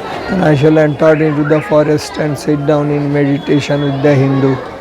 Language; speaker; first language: English; non-native, local second language; Bangla